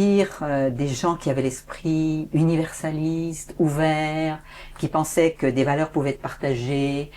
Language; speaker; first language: French; native; French